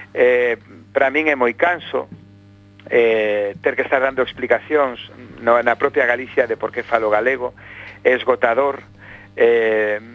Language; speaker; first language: Galician; native; Galician